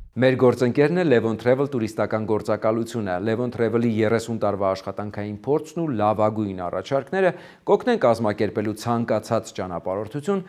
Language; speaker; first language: Armenian; native; Armenian